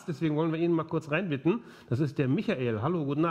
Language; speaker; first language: German; native; German